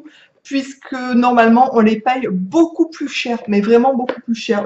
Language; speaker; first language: French; native; French